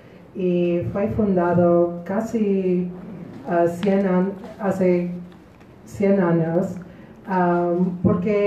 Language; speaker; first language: Spanish; non-native, fluent; Polish